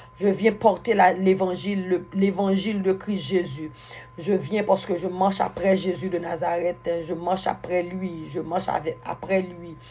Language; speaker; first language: French; non-native, local second language; Haitian Creole